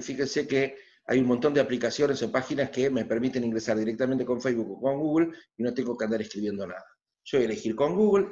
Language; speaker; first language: Spanish; native; Spanish